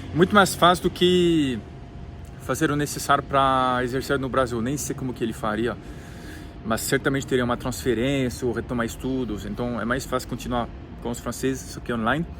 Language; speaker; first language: Portuguese; non-native, fluent; French